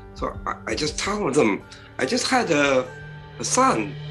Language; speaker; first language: English; non-native, learner; Chinese